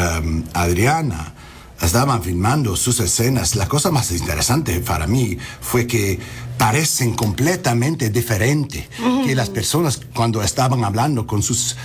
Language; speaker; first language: Spanish; non-native, learner; English